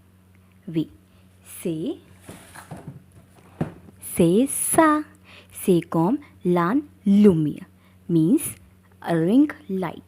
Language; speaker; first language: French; non-native, learner; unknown